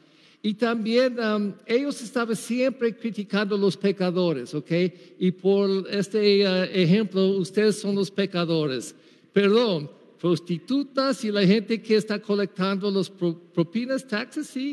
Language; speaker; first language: Spanish; non-native, learner; English